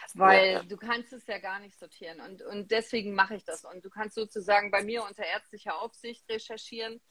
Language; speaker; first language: German; native; German